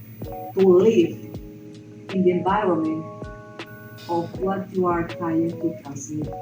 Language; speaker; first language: English; non-native, learner; Spanish